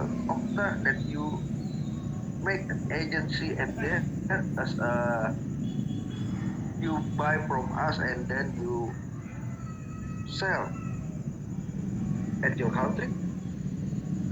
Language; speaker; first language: English; non-native, learner; Indonesian